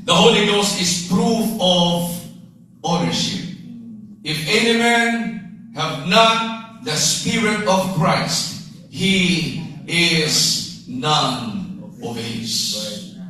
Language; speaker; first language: English; non-native, local second language; Filipino